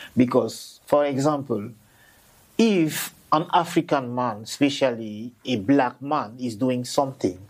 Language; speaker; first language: English; non-native, local second language; French